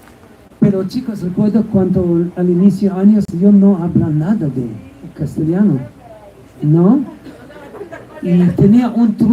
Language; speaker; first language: Spanish; non-native, learner; Hebrew